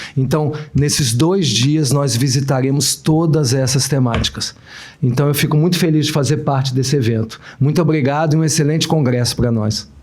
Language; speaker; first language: Portuguese; native; Portuguese